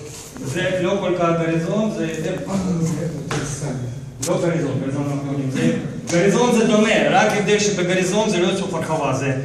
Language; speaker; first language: Hebrew; non-native, fluent; Russian